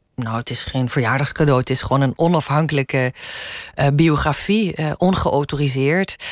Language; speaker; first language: Dutch; non-native, local second language; Limburgish